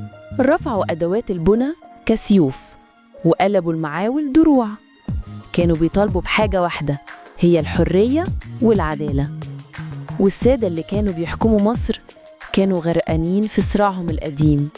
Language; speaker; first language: Arabic; native; Arabic